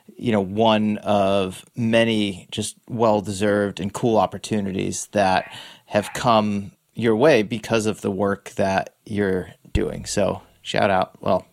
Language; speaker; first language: English; native; English